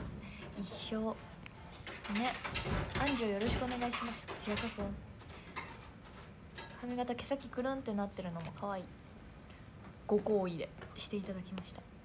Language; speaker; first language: Japanese; native; Japanese